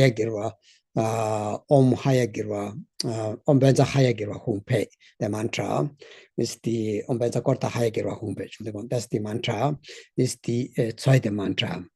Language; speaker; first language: German; non-native, learner; Tibetan